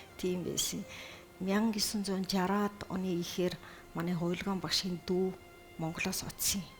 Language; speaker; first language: Mongolian; early bilingual, heritage; Mongolian